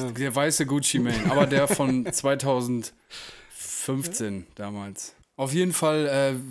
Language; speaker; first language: German; native; German